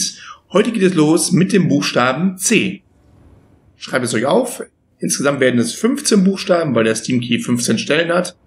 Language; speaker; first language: German; native; German